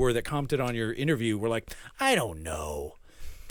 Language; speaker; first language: English; early bilingual, other home language; Spanish